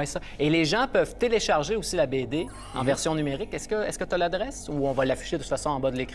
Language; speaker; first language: French; native; French